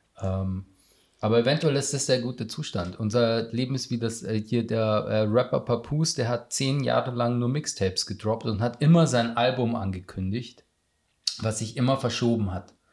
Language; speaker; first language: German; native; German